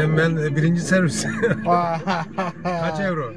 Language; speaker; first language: Turkish; non-native, learner; Bulgarian